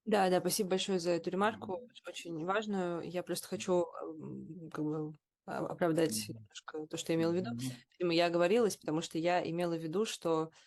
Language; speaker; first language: Russian; native; Russian